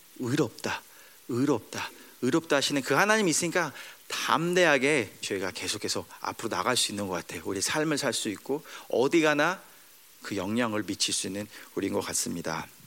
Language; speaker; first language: Korean; early bilingual, heritage; Korean